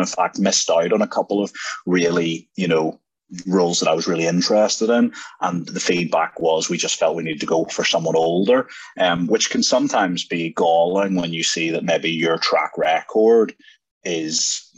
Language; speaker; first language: English; native; English